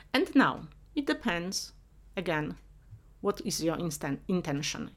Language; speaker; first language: English; non-native, fluent; Polish